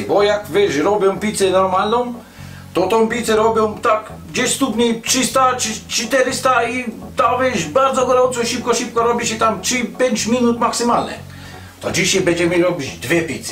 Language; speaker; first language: Polish; non-native, learner; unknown